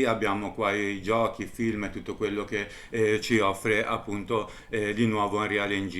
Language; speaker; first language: Italian; native; Italian